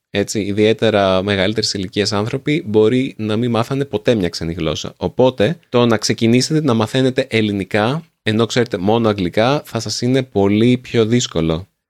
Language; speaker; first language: Greek; native; Greek